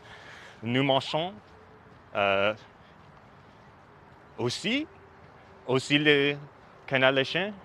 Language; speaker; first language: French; non-native, learner; English